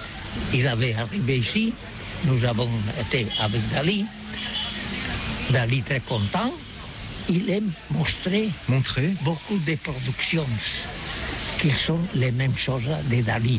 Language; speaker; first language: French; non-native, learner; Catalan